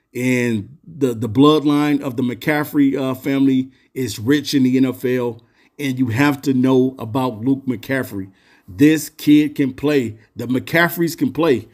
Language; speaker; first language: English; native; English